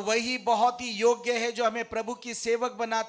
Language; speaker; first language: Hindi; native; Hindi